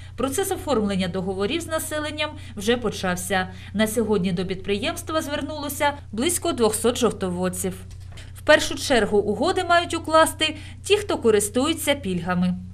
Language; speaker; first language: Ukrainian; native; Ukrainian